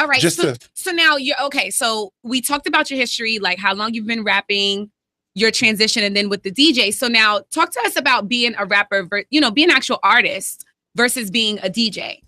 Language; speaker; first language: English; native; English